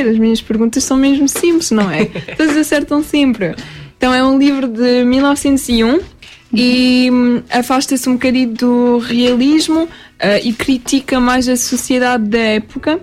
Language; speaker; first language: Portuguese; early bilingual, heritage; Portuguese